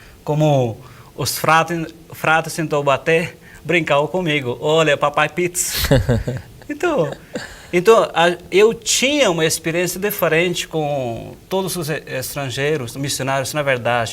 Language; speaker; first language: Portuguese; non-native, fluent; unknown